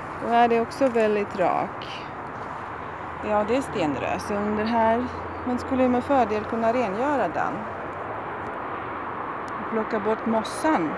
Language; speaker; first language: Swedish; non-native, fluent; Latvian